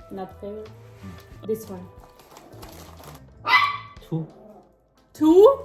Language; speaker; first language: English; non-native, learner; Ukrainian